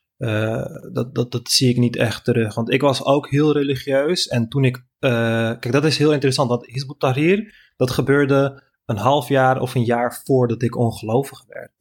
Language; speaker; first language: Dutch; non-native, fluent; Turkish